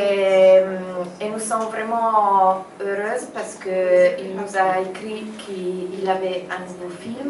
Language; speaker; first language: French; non-native, fluent; Italian